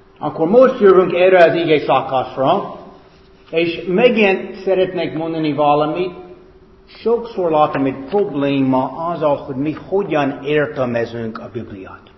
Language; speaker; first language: Hungarian; non-native, fluent; English